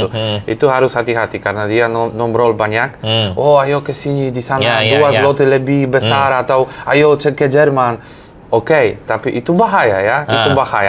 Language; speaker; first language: Indonesian; non-native, fluent; Polish